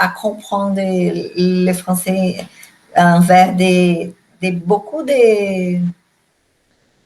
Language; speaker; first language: French; non-native, learner; Portuguese